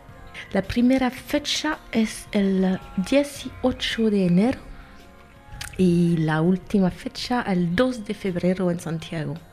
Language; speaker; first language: Spanish; non-native, fluent; French